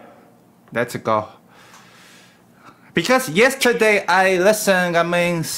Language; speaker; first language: English; non-native, learner; Thai